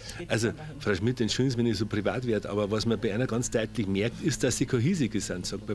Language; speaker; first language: German; native; German